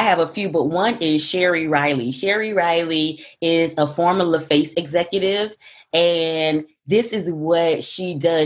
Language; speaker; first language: English; native; English